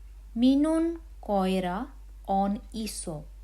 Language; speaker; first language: Finnish; non-native, learner; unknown